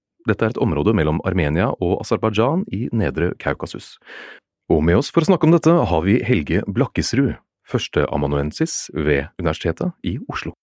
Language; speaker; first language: Norwegian; native; Norwegian